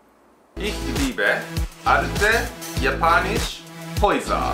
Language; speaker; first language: German; non-native, learner; Japanese